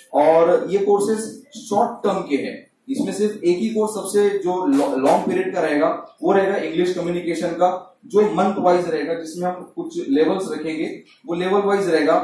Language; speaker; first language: Hindi; non-native, local second language; Urdu